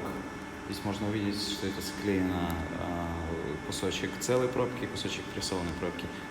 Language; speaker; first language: Russian; native; Russian